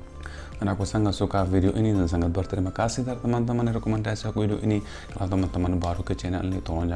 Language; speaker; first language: Indonesian; non-native, fluent; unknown